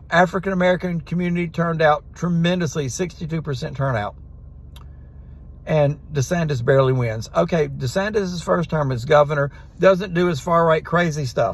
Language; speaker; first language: English; native; English